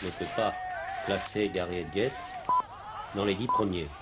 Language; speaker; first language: French; native; French